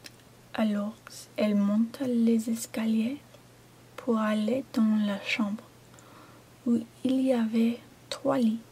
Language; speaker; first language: French; non-native, learner; English